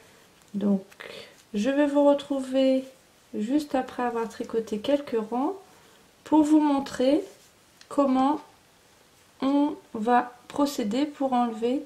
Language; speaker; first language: French; native; French